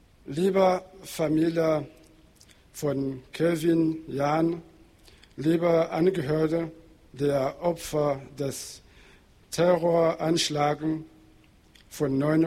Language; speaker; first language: German; non-native, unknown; Portuguese